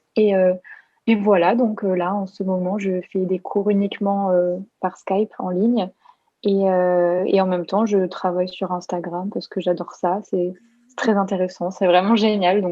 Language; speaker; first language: French; native; French